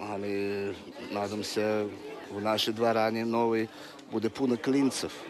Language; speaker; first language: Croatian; non-native, fluent; Russian